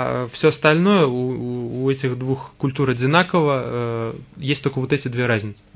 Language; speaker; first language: Russian; native; Russian